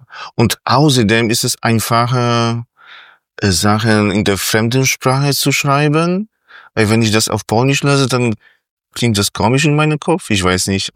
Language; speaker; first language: German; non-native, fluent; Polish